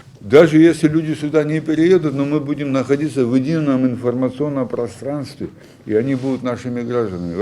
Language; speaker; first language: Russian; non-native, fluent; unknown